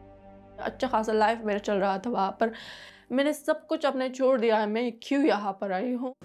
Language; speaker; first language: Hindi; non-native, fluent; Persian